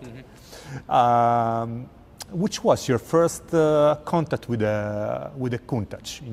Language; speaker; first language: English; non-native, fluent; Italian